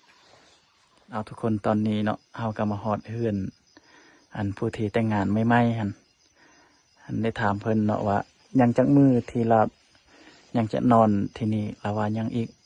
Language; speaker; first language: Thai; non-native, local second language; Lao